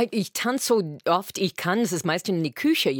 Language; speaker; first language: German; non-native, fluent; English